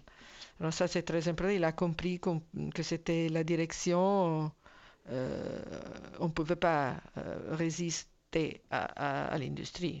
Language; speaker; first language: French; non-native, fluent; Italian